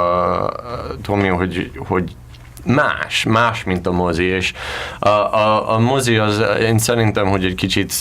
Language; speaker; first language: Hungarian; non-native, learner; English